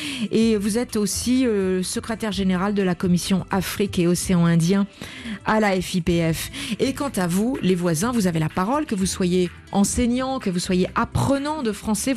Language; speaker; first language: French; native; French